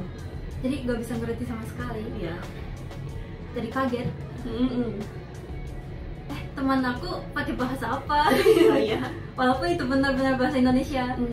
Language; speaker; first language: Indonesian; non-native, fluent; Japanese